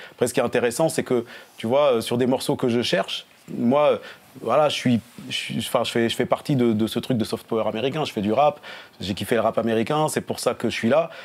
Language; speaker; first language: French; native; French